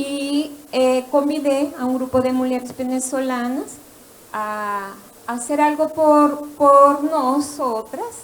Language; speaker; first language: Portuguese; non-native, learner; Spanish